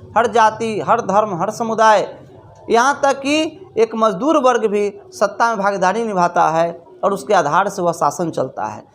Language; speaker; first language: Hindi; native; Hindi